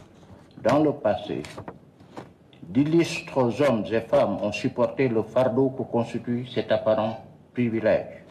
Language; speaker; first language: French; non-native, local second language; Wolof